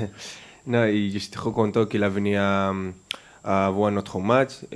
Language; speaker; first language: French; non-native, fluent; Spanish